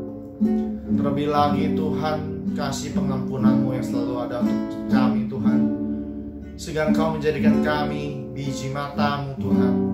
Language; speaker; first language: Indonesian; native; Indonesian